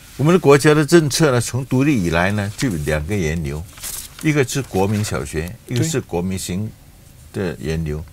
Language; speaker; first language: Chinese; native; Chinese